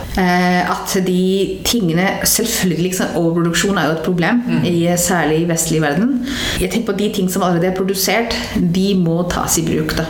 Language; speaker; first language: Norwegian; non-native, fluent; Hindi